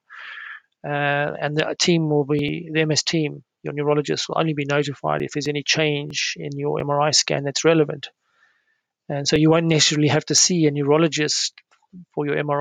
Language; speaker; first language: English; native; English